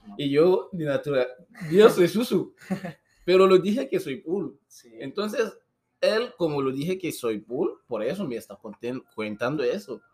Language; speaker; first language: Spanish; non-native, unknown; Susu